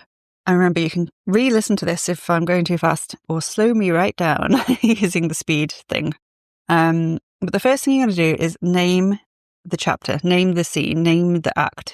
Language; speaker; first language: English; native; English